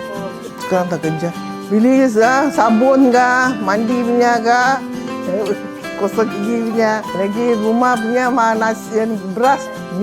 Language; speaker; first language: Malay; non-native, local second language; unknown